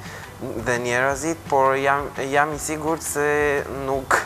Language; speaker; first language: Albanian; non-native, fluent; Bulgarian